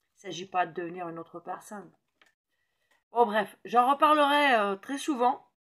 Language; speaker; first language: French; native; French